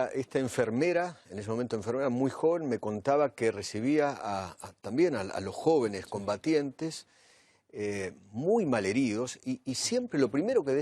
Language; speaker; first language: Spanish; native; Spanish